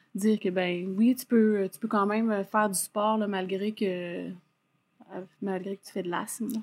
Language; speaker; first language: French; native; French